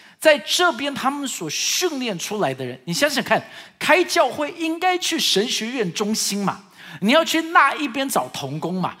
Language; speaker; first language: Chinese; early bilingual, heritage; Chinese